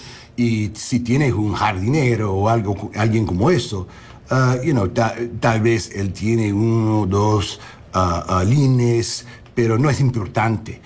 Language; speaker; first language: Spanish; non-native, learner; English